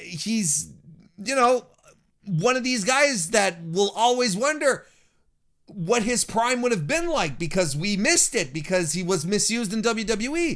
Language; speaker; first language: English; native; English